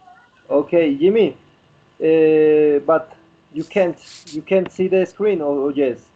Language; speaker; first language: English; non-native, learner; Spanish